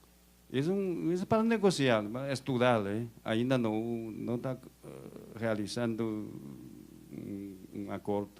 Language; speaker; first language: Spanish; non-native, fluent; Chinese